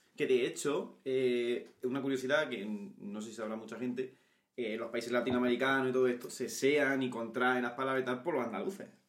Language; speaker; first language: Spanish; native; Spanish